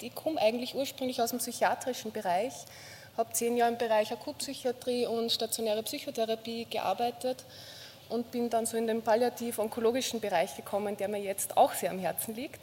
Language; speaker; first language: German; native; German